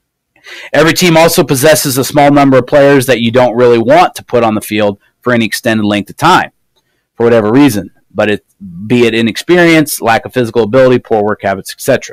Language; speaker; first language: English; native; English